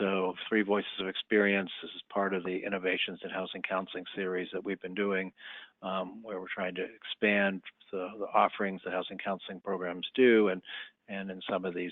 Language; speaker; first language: English; native; English